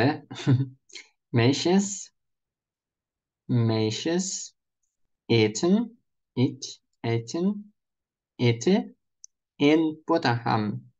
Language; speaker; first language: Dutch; non-native, learner; Russian